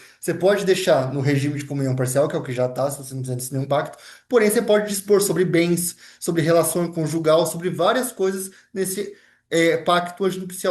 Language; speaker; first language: Portuguese; native; Portuguese